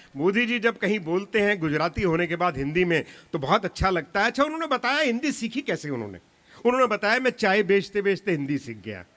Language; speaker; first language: Hindi; non-native, local second language; Punjabi